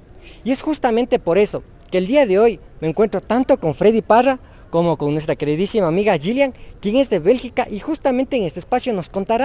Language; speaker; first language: Spanish; native; Spanish